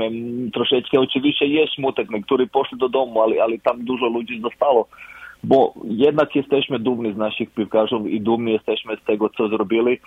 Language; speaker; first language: Polish; non-native, fluent; Croatian